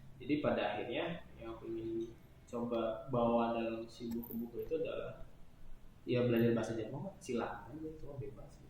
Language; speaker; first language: Indonesian; native; Indonesian